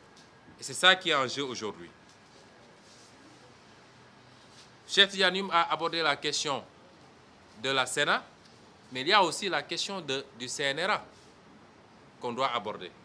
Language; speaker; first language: French; non-native, local second language; Wolof